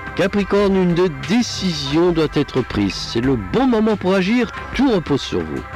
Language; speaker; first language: French; native; French